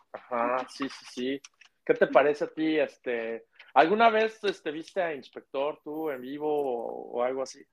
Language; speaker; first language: Spanish; native; Spanish